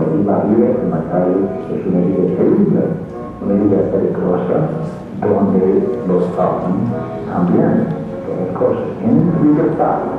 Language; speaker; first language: Spanish; non-native, fluent; English